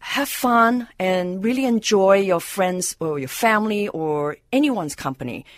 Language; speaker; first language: English; non-native, local second language; Cantonese